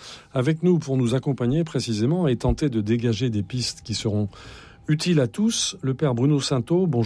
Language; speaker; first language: French; native; French